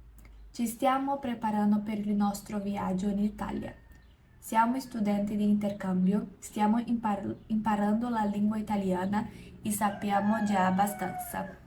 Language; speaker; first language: Italian; non-native, learner; Portuguese